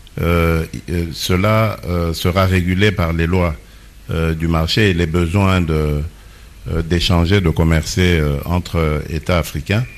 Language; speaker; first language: French; non-native, local second language; Lingala